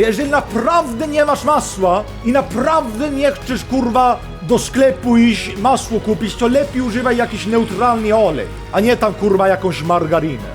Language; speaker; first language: Polish; non-native, fluent; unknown